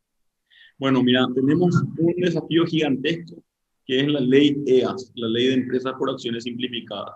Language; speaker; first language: Spanish; native; Spanish